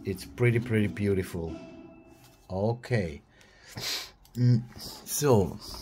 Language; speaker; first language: English; non-native, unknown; German